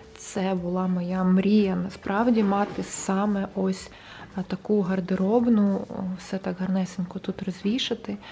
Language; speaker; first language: Ukrainian; non-native, local second language; Russian